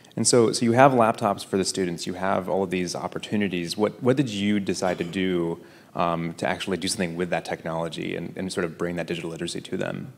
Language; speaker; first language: English; native; English